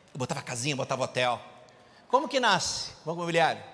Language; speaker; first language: Portuguese; native; Portuguese